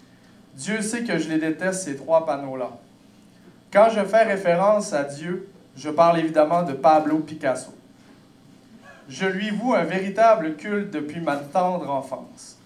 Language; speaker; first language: French; native; French